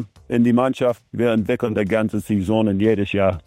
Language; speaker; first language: German; non-native, learner; English